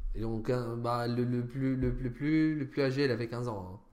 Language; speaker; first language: French; non-native, fluent; Arabic